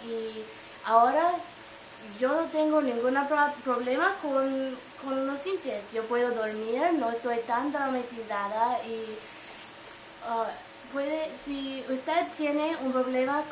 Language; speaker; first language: Spanish; non-native, fluent; English